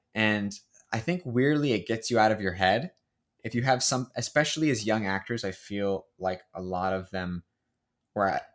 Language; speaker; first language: English; native; English